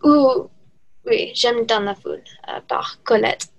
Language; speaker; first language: French; non-native, learner; English